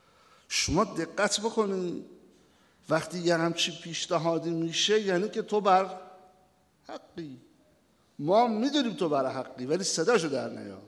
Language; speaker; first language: Persian; native; Persian